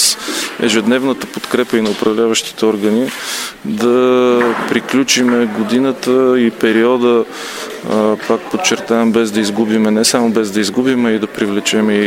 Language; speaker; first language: Bulgarian; native; Bulgarian